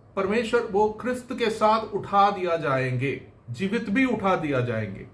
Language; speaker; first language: Hindi; native; Hindi